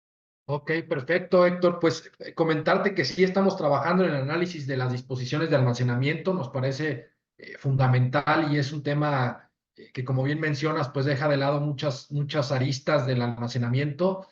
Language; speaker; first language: Spanish; native; Spanish